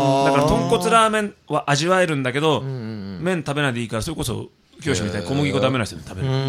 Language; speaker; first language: Japanese; native; Japanese